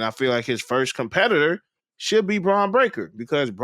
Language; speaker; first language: English; native; English